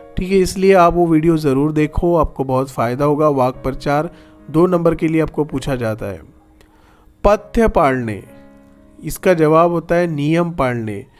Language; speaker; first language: Urdu; native; Urdu